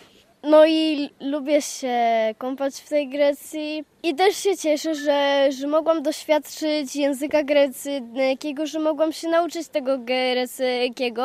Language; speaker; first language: Polish; early bilingual, heritage; Polish